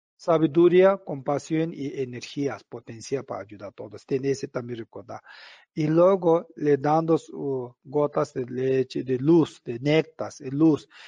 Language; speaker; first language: Spanish; non-native, learner; Tibetan